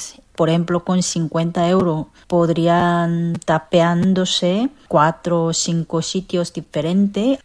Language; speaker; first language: Spanish; non-native, fluent; Korean